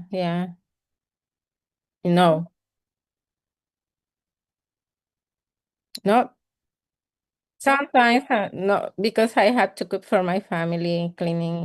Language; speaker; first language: English; non-native, learner; Spanish